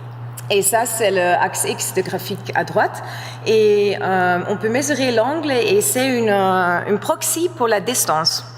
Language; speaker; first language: French; non-native, fluent; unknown